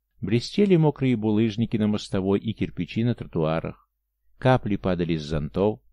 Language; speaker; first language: Russian; native; Russian